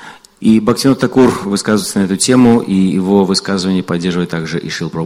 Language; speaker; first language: Russian; native; Russian